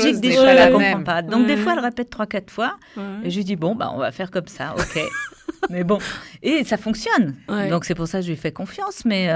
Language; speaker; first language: French; native; French